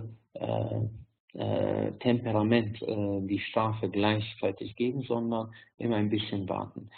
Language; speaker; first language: German; non-native, fluent; Hungarian